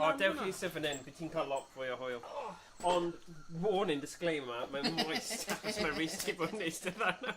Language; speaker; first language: Welsh; native; Welsh